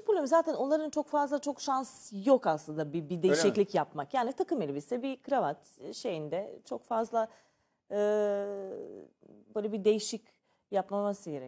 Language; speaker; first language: Turkish; non-native, learner; Serbian